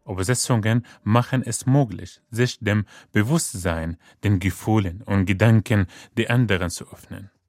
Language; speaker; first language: German; non-native, fluent; Arabic